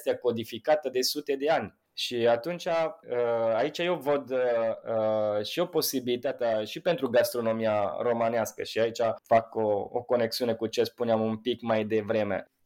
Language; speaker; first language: Romanian; non-native, fluent; Italian